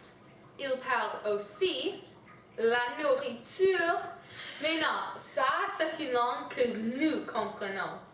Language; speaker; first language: French; non-native, learner; English